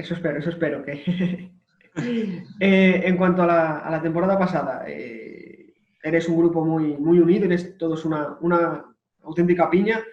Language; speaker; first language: Spanish; native; Spanish